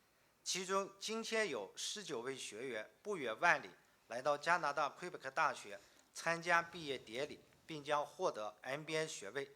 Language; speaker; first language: Chinese; native; Chinese